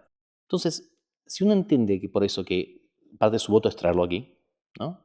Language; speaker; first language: Spanish; native; Spanish